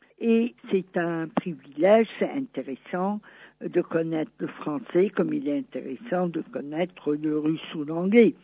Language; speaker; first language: French; non-native, local second language; Greek